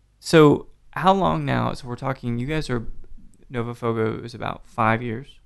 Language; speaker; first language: English; native; English